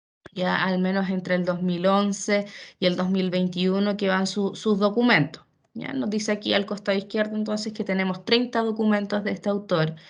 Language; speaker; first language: Spanish; native; Spanish